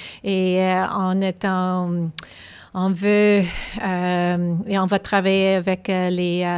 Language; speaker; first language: French; non-native, local second language; English